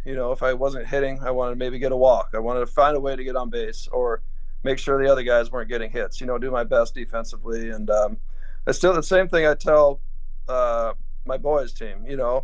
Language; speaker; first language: English; native; English